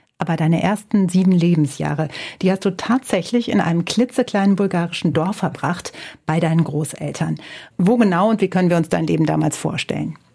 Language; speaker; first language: German; native; German